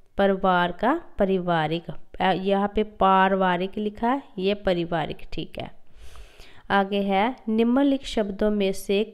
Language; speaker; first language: Hindi; non-native, local second language; Punjabi